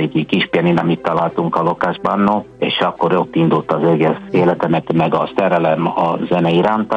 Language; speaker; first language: Hungarian; non-native, fluent; Italian